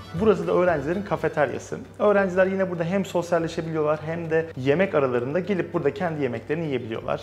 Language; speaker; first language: Turkish; native; Turkish